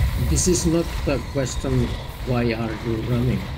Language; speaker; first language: English; non-native, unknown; Finnish